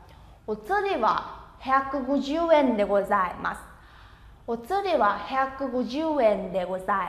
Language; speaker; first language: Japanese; non-native, fluent; Vietnamese